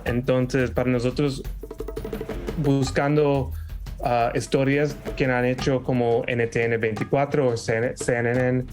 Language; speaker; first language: Spanish; non-native, fluent; English